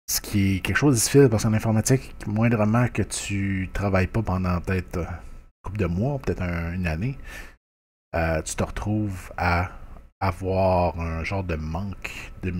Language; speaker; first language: French; native; French